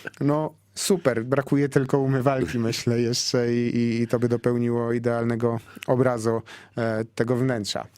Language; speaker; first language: Polish; native; Polish